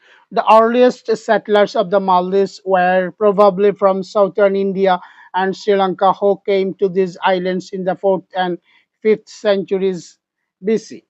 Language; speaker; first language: English; non-native, local second language; Bangla